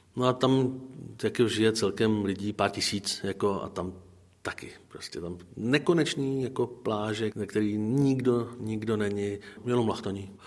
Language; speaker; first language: Czech; native; Czech